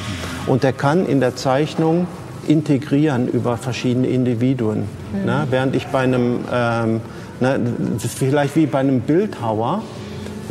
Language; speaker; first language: German; native; German